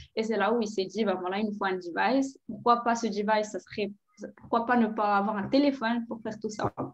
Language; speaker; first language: French; non-native, local second language; Arabic